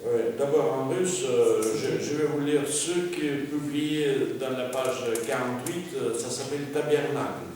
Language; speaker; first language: French; non-native, fluent; Russian